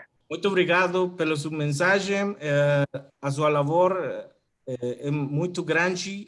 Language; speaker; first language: Portuguese; non-native, learner; Spanish